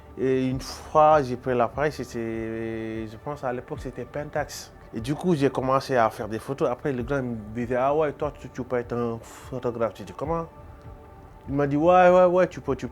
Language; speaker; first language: French; non-native, local second language; Wolof